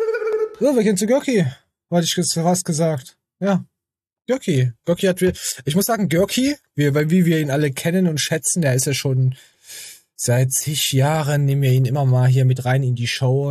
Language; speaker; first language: German; native; German